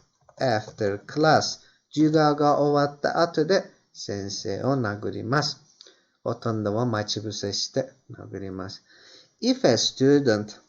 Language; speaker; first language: Japanese; non-native, fluent; Turkish